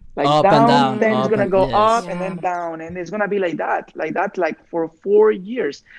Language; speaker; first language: English; non-native, fluent; Spanish